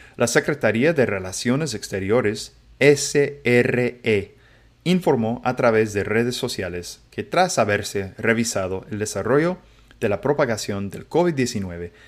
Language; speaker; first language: Spanish; non-native, fluent; English